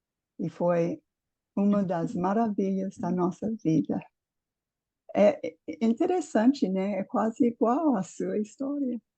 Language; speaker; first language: Portuguese; non-native, fluent; English